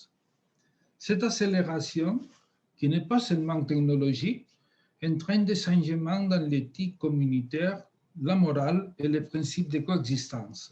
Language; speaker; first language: French; non-native, fluent; Spanish